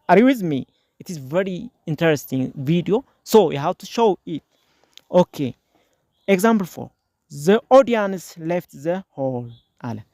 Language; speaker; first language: English; non-native, local second language; Amharic